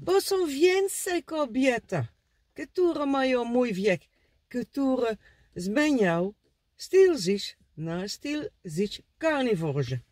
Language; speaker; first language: Polish; non-native, learner; Dutch